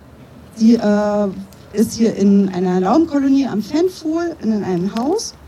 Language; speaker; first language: German; native; German